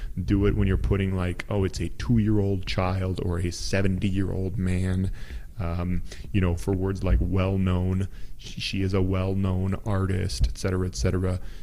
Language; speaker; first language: English; native; English